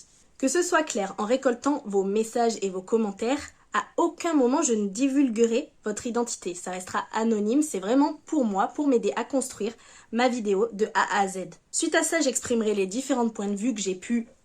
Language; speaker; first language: French; native; French